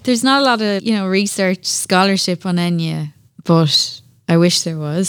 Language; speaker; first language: English; native; English